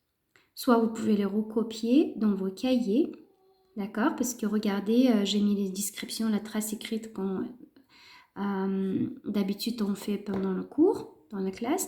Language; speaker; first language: French; non-native, fluent; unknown